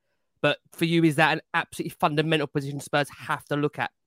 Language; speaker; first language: English; native; English